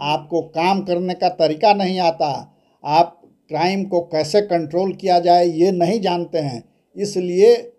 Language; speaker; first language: Hindi; native; Hindi